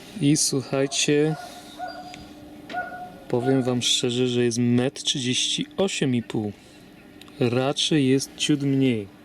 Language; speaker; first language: Polish; native; Polish